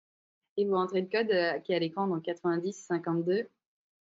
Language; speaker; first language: French; native; French